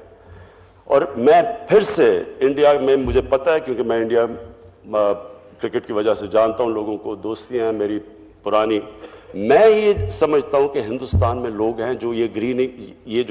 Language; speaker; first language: Urdu; native; Urdu